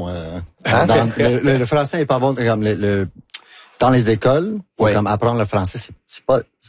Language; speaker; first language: French; non-native, local second language; English